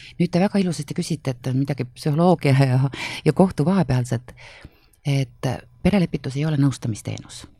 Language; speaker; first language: Estonian; native; Estonian